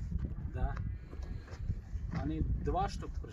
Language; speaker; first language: Russian; non-native, local second language; Turkmen